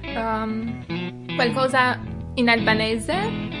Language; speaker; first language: Italian; non-native, fluent; Albanian